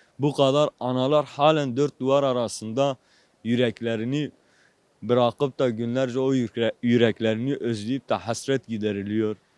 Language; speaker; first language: Turkish; non-native, local second language; Kurdish